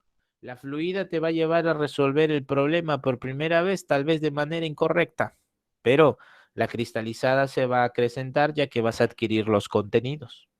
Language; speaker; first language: Spanish; native; Spanish